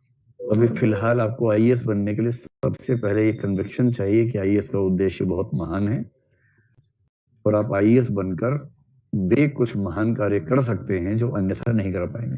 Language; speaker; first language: Hindi; native; Hindi